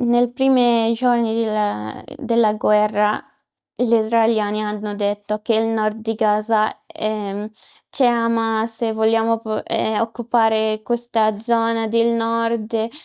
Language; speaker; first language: Italian; non-native, learner; Arabic